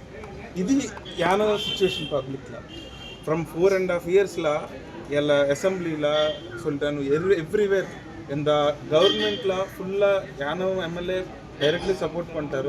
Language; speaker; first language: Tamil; non-native, local second language; Telugu